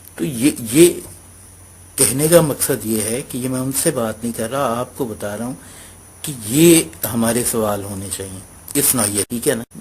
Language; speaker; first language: Urdu; non-native, local second language; Punjabi